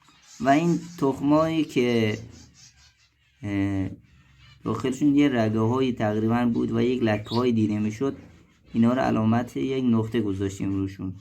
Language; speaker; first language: Persian; native; Persian